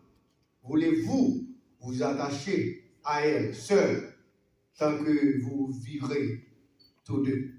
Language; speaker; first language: French; non-native, local second language; Haitian Creole